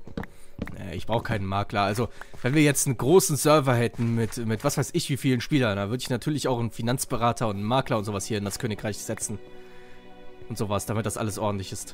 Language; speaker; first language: German; native; German